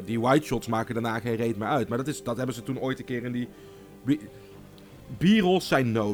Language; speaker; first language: Dutch; native; Dutch